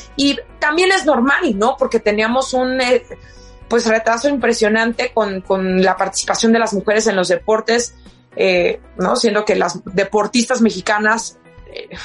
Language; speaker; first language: Spanish; native; Spanish